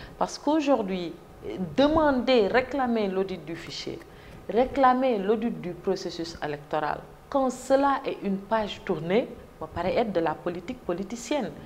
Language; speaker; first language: French; non-native, local second language; Wolof